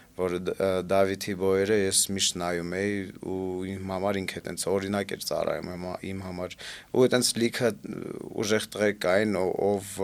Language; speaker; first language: Armenian; early bilingual, heritage; Armenian